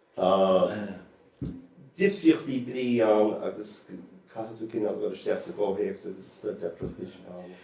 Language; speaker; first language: Irish; native; Irish